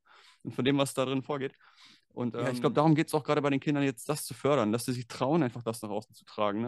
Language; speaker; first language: German; native; German